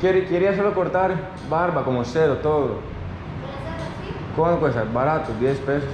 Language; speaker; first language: Spanish; non-native, learner; Greek